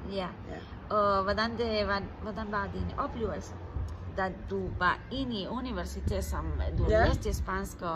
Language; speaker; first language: Danish; non-native, learner; Spanish